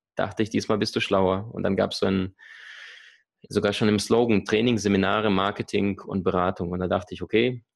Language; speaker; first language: German; early bilingual, other home language; Russian